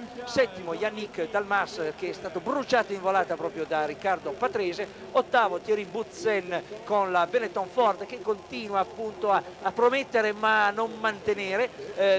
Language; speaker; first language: Italian; native; Italian